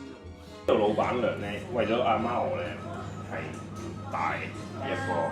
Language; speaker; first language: Cantonese; non-native, fluent; Japanese